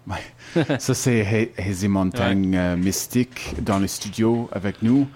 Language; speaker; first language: French; non-native, learner; English